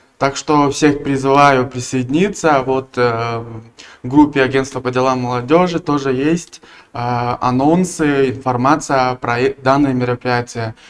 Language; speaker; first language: Russian; non-native, local second language; Tuvinian